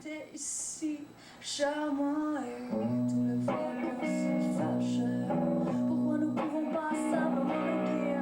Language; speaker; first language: French; non-native, learner; English